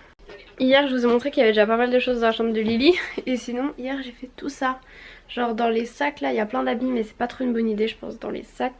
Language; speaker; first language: French; native; French